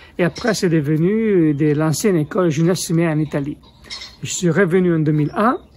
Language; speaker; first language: French; non-native, fluent; Italian